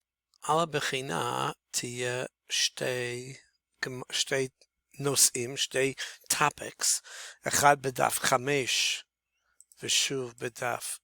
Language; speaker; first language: Hebrew; non-native, fluent; English